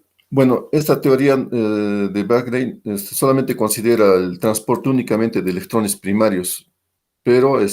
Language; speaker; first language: Spanish; native; Spanish